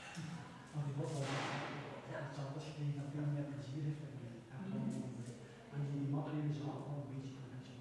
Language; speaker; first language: Dutch; native; Dutch